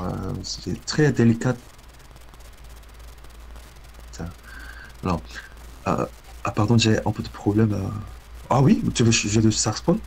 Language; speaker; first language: French; non-native, learner; Korean